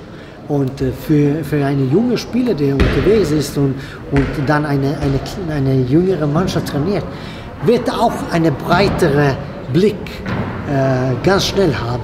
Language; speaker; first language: German; non-native, fluent; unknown